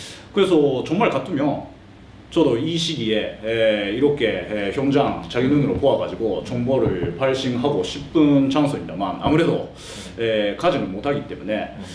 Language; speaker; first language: Korean; early bilingual, heritage; Korean